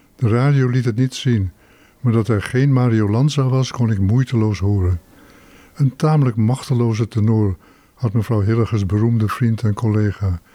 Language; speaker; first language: Dutch; early bilingual, heritage; Dutch